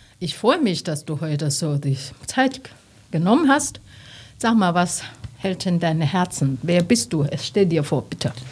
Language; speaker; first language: German; non-native, learner; Chinese